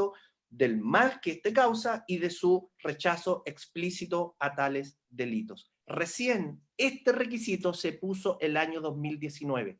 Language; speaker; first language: Spanish; native; Spanish